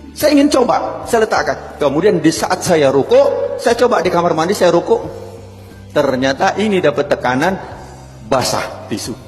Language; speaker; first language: Indonesian; native; Indonesian